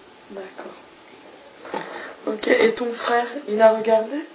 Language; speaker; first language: French; non-native, fluent; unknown